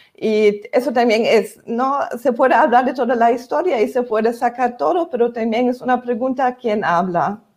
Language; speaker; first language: Spanish; non-native, fluent; German